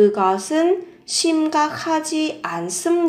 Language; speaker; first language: Korean; non-native, fluent; Vietnamese